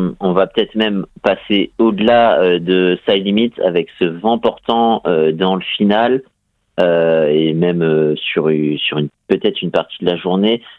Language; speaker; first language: French; native; French